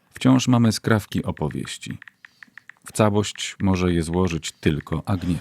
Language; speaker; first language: Polish; native; Polish